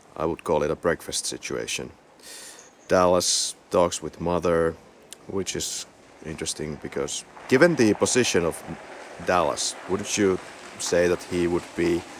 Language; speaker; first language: English; non-native, fluent; Finnish